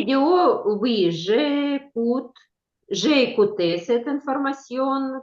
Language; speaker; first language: French; non-native, learner; Ukrainian